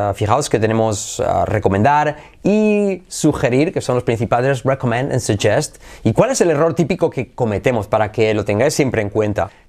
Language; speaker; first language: Spanish; native; Spanish